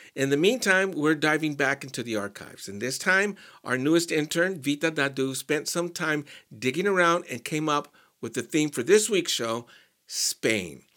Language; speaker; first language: English; native; English